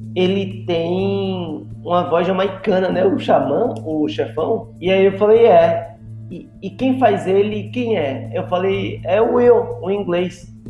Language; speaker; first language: Portuguese; native; Portuguese